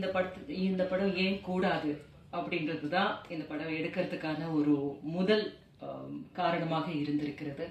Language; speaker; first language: Tamil; native; Tamil